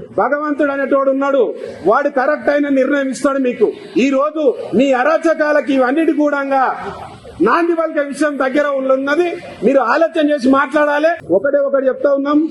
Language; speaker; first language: Telugu; native; Telugu